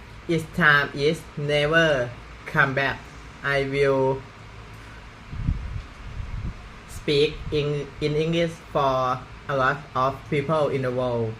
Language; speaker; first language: English; non-native, learner; Thai